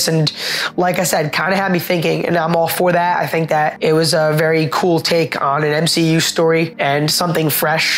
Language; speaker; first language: English; native; English